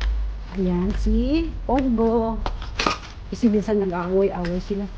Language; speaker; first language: Filipino; non-native, local second language; Cebuano